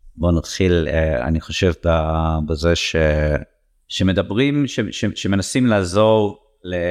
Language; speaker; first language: Hebrew; non-native, fluent; English